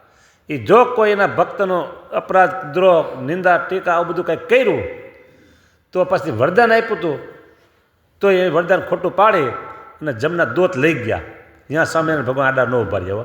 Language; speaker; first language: Gujarati; native; Gujarati